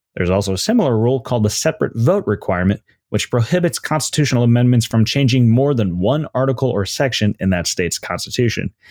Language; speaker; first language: English; native; English